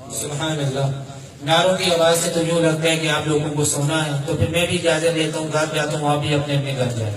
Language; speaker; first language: Urdu; non-native, fluent; Arabic